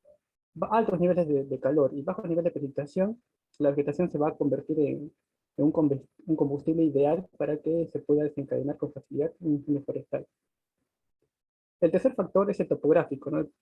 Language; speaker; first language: Spanish; native; Spanish